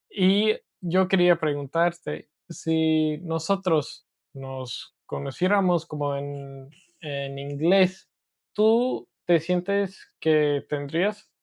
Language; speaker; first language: Spanish; non-native, learner; English